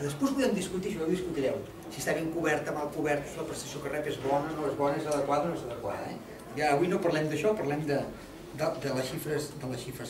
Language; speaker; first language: Catalan; native; Catalan